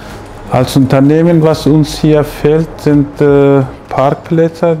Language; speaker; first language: German; non-native, fluent; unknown